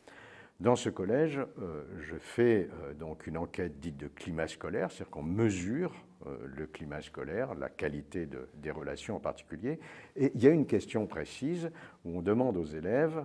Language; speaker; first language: French; native; French